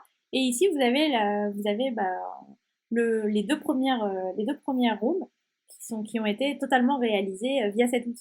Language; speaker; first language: French; native; French